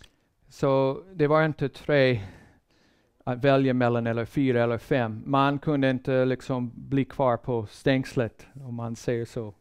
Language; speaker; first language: Swedish; non-native, fluent; English